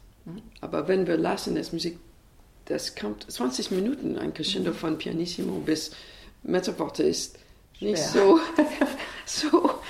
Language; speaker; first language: German; non-native, learner; English